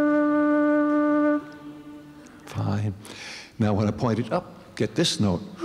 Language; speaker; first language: English; native; English